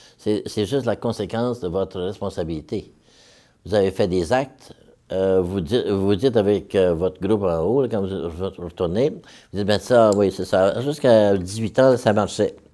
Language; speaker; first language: French; native; French